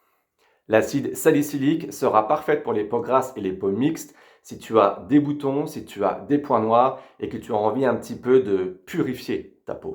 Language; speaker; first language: French; native; French